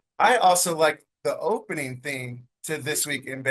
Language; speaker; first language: English; native; English